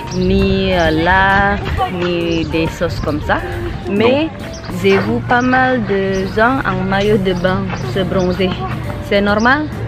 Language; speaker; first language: French; non-native, fluent; Sundanese